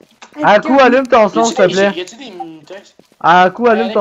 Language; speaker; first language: French; native; French